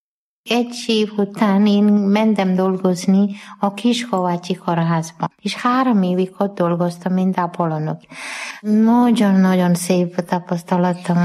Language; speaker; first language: Hungarian; non-native, fluent; Malayalam